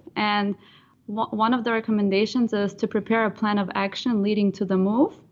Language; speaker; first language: English; non-native, fluent; Russian